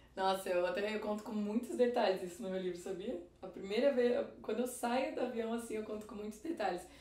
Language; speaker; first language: Portuguese; native; Portuguese